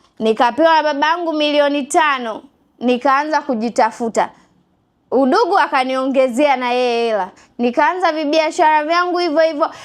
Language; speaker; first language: Swahili; native; Swahili